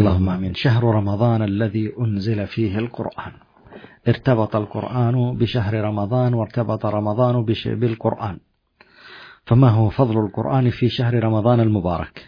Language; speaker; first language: Arabic; native; Arabic